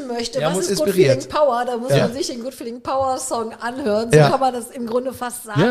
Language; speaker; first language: German; native; German